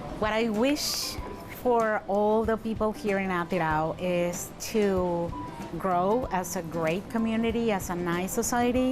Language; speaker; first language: English; non-native, fluent; Spanish